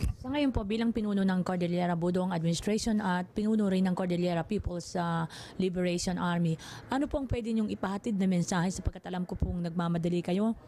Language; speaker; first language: Filipino; native; Filipino